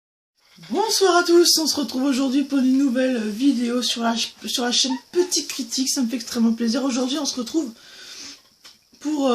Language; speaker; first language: French; native; French